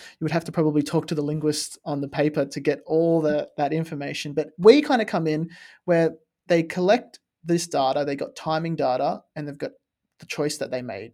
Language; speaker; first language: English; native; English